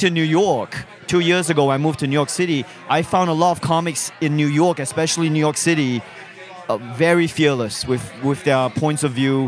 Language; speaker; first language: English; non-native, local second language; Chinese